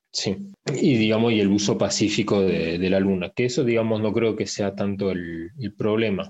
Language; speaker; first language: Spanish; early bilingual, heritage; Spanish